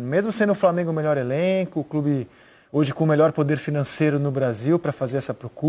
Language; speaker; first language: Portuguese; native; Portuguese